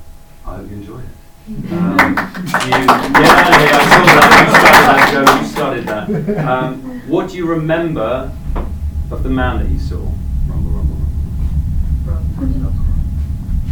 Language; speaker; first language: English; native; English